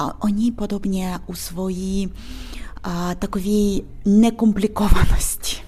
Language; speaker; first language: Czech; non-native, learner; Ukrainian